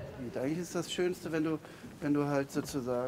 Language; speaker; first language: German; native; German